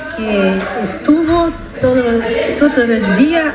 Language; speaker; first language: Spanish; non-native, learner; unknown